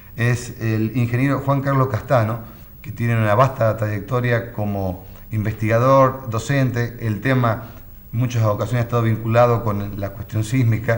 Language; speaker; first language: Spanish; native; Spanish